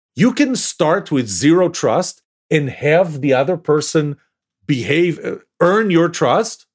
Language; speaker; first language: English; non-native, fluent; Hebrew